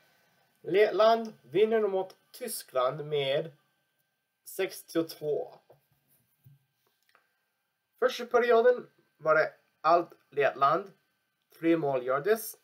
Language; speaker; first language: Swedish; non-native, learner; English